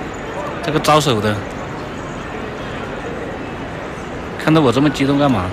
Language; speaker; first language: Chinese; native; Chinese